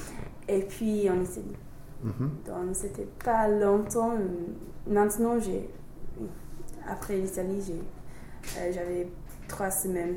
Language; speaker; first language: French; non-native, learner; English